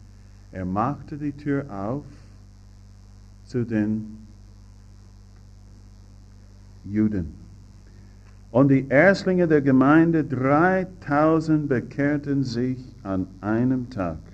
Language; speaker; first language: German; non-native, fluent; English